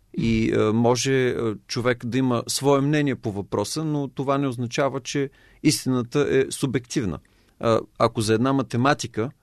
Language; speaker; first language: Bulgarian; native; Bulgarian